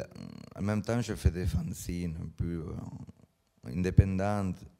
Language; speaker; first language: French; non-native, learner; Spanish